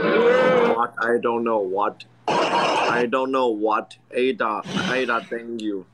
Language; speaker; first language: English; non-native, learner; Chinese